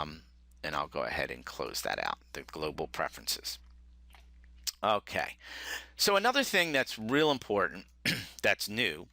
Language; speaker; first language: English; native; English